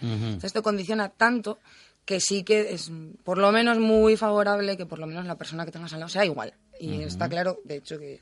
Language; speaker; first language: Spanish; native; Spanish